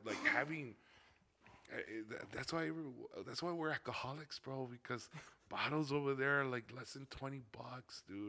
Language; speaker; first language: English; early bilingual, other home language; Spanish